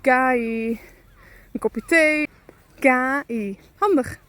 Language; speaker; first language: Dutch; non-native, fluent; Spanish